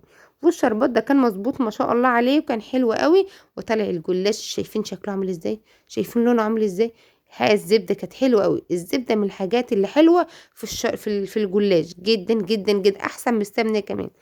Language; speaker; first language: Arabic; native; Arabic